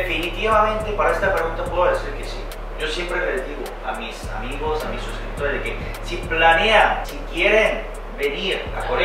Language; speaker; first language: Spanish; non-native, fluent; Korean